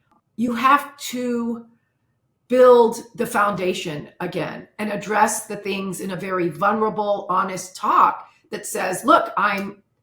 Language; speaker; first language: English; native; English